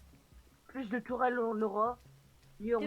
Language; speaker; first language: French; native; French